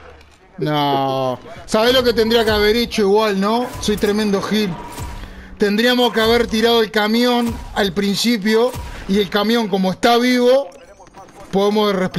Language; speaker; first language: Spanish; native; Spanish